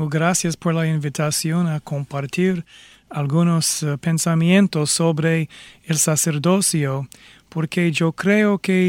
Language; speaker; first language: Spanish; non-native, fluent; English